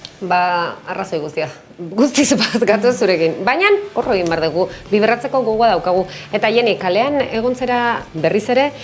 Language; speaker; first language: Basque; native; Basque